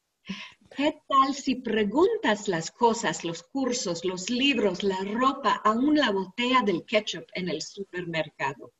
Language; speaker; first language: Spanish; non-native, learner; English